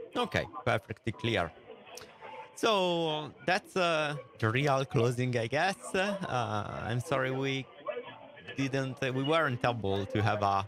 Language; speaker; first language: English; non-native, fluent; Italian